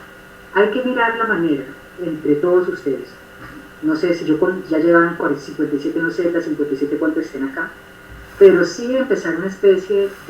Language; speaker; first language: Spanish; native; Spanish